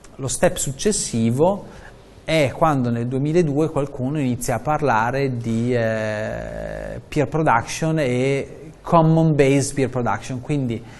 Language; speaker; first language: Italian; native; Italian